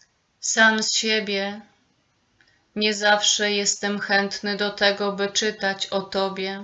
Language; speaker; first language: Polish; native; Polish